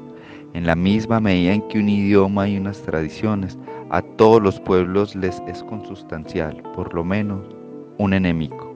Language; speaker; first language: Spanish; native; Spanish